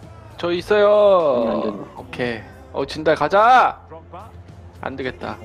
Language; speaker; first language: Korean; native; Korean